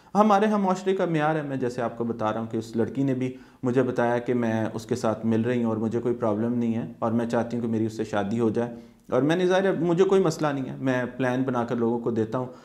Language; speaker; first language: Urdu; native; Urdu